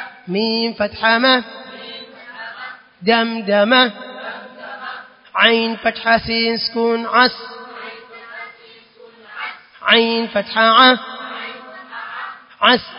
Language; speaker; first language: Arabic; non-native, learner; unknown